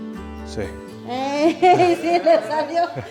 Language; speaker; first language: Spanish; native; Spanish